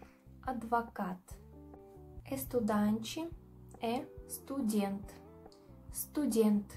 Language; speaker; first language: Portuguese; non-native, fluent; Russian